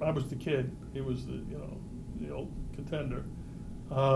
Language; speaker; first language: English; native; English